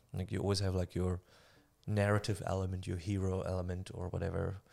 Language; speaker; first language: English; non-native, fluent; German